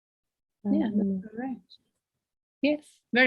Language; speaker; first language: English; non-native, fluent; Spanish